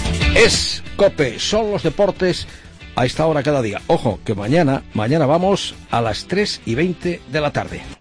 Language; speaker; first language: Spanish; native; Spanish